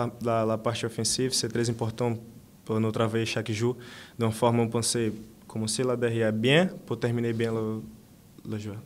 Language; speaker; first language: French; non-native, learner; Portuguese